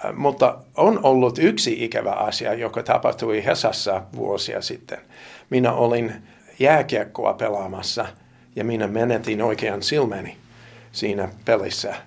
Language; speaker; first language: Finnish; non-native, fluent; English